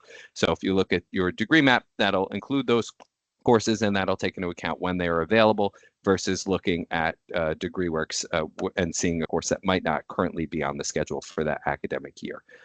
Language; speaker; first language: English; native; English